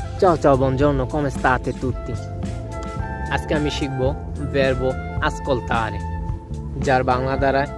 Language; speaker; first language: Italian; non-native, learner; Bangla